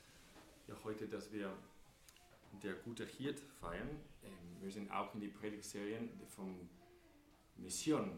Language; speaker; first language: German; non-native, fluent; English